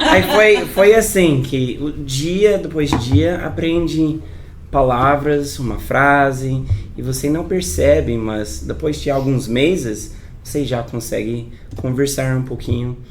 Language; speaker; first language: Portuguese; non-native, fluent; English